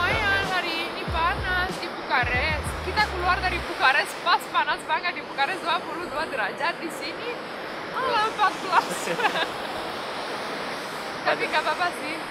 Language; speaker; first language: Indonesian; non-native, fluent; Romanian